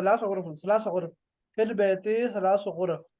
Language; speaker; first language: Arabic; non-native, fluent; Urdu